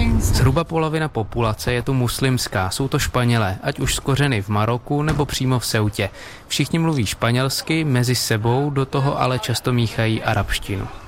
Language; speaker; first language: Czech; native; Czech